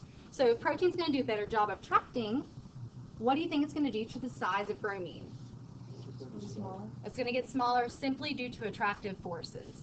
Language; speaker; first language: English; native; English